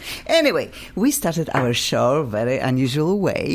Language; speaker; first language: English; non-native, fluent; Polish